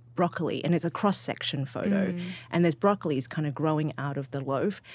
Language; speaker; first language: English; native; English